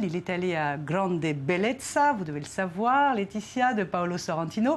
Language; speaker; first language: French; native; French